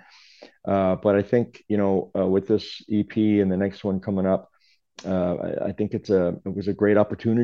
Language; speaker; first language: English; native; English